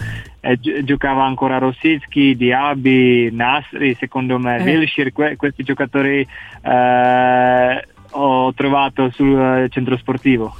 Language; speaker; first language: Italian; non-native, learner; Czech